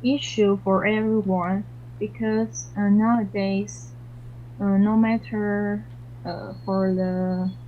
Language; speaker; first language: English; non-native, learner; Chinese